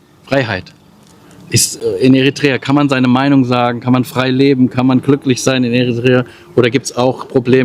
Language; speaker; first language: German; native; German